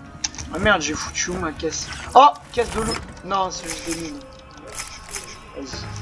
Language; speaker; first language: French; native; French